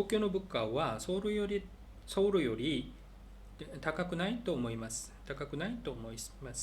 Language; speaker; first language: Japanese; non-native, learner; Korean